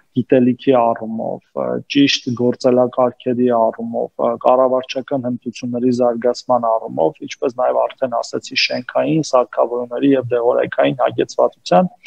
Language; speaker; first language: Armenian; native; Armenian